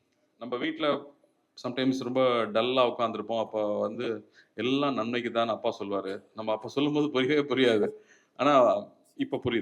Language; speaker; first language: Tamil; native; Tamil